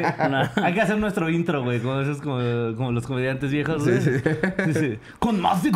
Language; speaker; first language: Spanish; native; Spanish